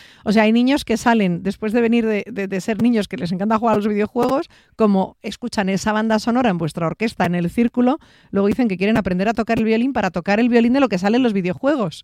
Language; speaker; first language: Spanish; native; Spanish